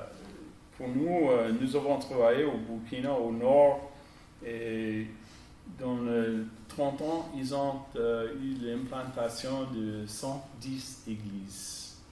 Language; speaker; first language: French; non-native, fluent; English